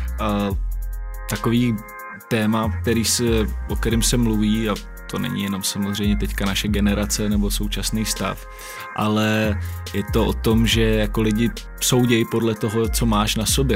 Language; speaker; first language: Czech; native; Czech